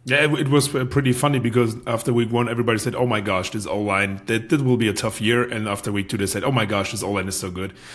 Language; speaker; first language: English; non-native, fluent; German